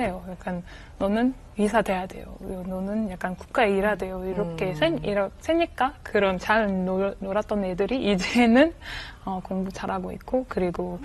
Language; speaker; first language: Korean; non-native, fluent; French